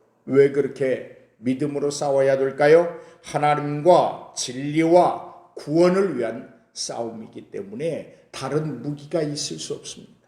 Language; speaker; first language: Korean; native; Korean